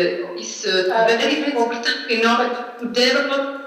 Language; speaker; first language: English; non-native, learner; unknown